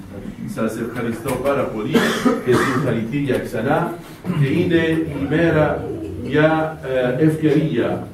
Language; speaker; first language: Greek; non-native, fluent; Arabic